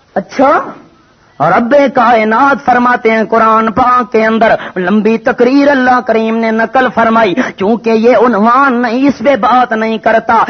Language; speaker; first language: Urdu; non-native, local second language; Punjabi